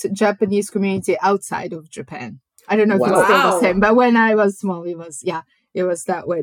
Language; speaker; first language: English; non-native, fluent; Japanese